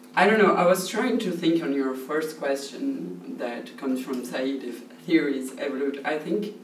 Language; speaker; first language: English; non-native, learner; Portuguese